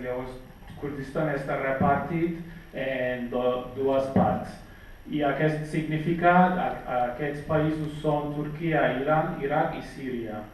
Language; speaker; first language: Catalan; non-native, fluent; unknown